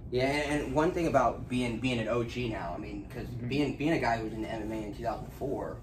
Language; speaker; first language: English; native; English